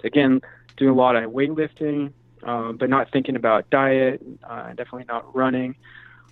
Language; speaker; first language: English; native; English